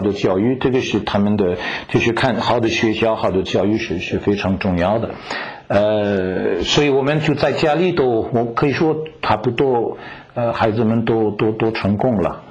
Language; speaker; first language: Chinese; non-native, fluent; French